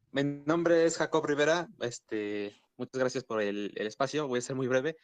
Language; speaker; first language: Spanish; native; Spanish